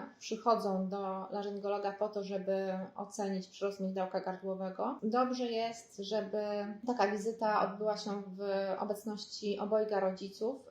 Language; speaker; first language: Polish; native; Polish